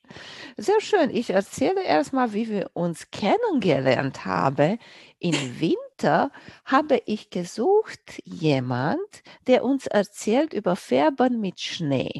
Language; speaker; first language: German; non-native, fluent; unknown